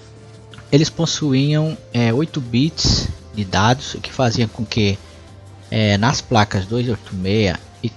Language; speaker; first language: Portuguese; native; Portuguese